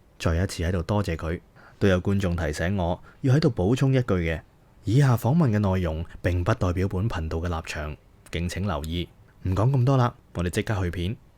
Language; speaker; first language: Cantonese; native; Cantonese